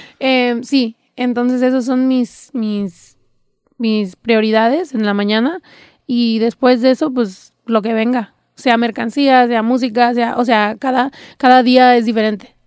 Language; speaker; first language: Spanish; early bilingual, heritage; Spanish